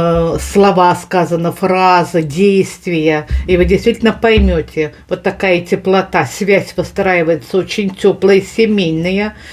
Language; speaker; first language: Russian; native; Russian